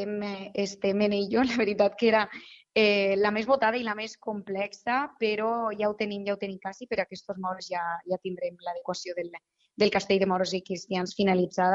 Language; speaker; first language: Catalan; native; Catalan